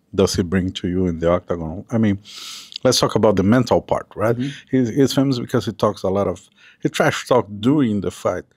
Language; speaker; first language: English; non-native, fluent; Portuguese